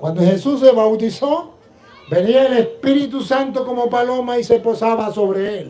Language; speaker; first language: Spanish; native; Spanish